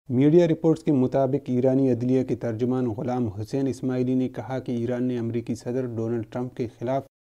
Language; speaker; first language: Urdu; non-native, local second language; Baluchi